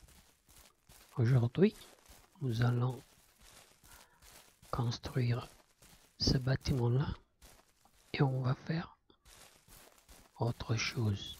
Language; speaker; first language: French; non-native, learner; Italian